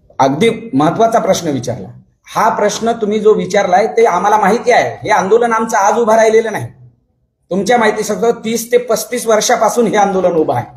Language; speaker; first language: Marathi; non-native, local second language; Lambadi